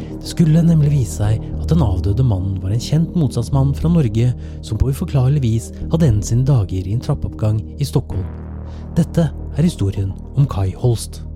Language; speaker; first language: Norwegian; native; Norwegian